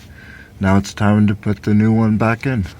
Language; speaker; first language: English; native; English